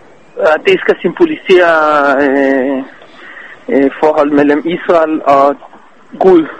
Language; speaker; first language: Danish; non-native, fluent; Hebrew